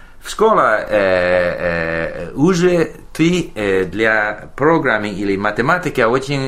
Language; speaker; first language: Russian; non-native, learner; English